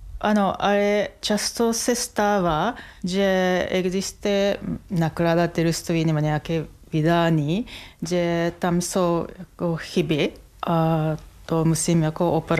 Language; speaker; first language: Czech; non-native, fluent; Japanese